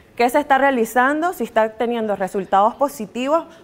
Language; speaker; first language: Spanish; native; Spanish